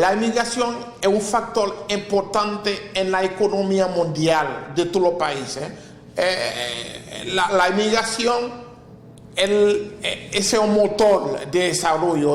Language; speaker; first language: Spanish; non-native, fluent; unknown